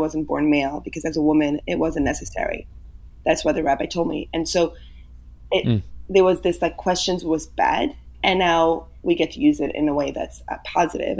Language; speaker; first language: English; early bilingual, other home language; Yiddish